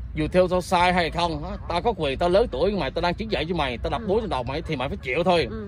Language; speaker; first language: Vietnamese; native; Vietnamese